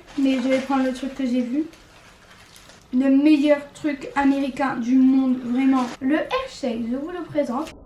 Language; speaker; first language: French; native; French